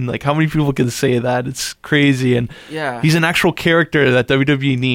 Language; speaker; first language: English; native; English